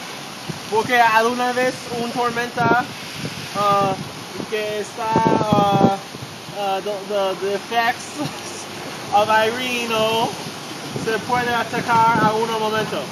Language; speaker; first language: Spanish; non-native, learner; English